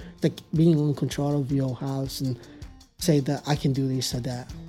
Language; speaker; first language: English; non-native, local second language; Rundi